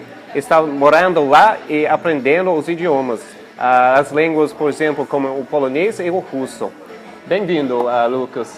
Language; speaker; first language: Portuguese; non-native, fluent; English